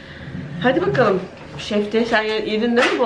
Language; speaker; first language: Turkish; native; Turkish